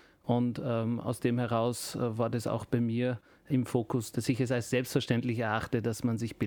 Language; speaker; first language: German; early bilingual, other home language; Turkish